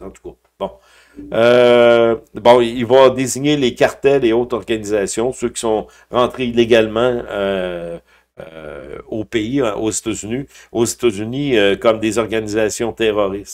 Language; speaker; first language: French; native; French